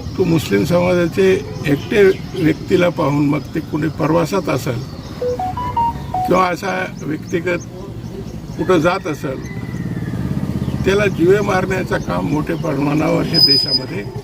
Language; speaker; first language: Marathi; non-native, local second language; Urdu